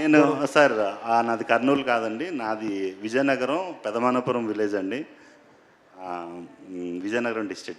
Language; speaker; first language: Telugu; native; Telugu